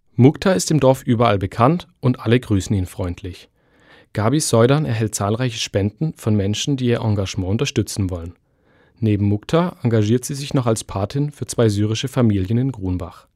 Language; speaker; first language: German; native; German